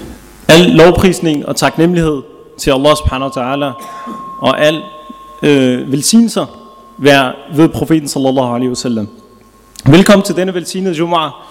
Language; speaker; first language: Danish; early bilingual, other home language; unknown